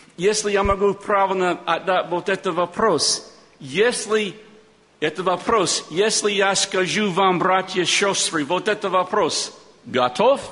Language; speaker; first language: Russian; non-native, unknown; English